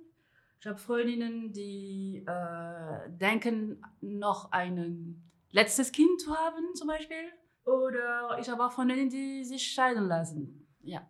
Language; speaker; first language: German; non-native, fluent; French